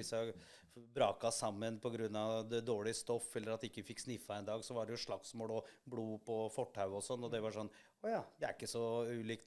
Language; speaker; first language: Norwegian; early bilingual, other home language; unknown